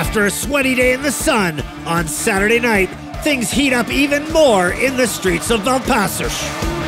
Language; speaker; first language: English; non-native, fluent; Portuguese